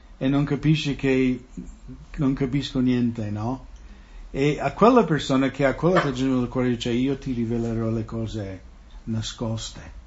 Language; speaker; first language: Italian; non-native, fluent; English